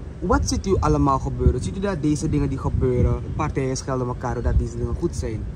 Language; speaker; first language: Dutch; native; Dutch